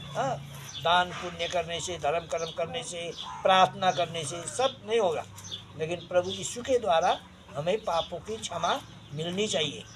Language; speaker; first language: Hindi; non-native, local second language; Nepali